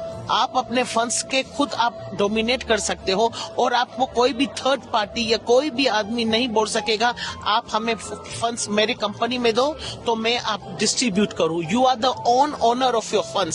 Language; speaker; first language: Hindi; native; Hindi